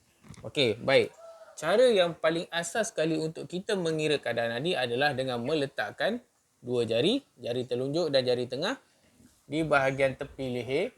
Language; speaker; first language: Malay; native; Malay